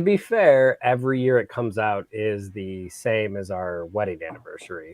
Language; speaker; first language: English; native; English